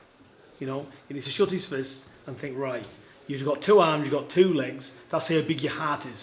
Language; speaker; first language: English; native; English